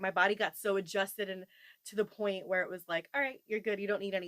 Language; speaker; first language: English; native; English